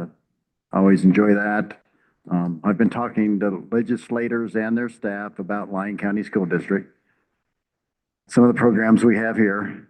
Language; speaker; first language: English; native; English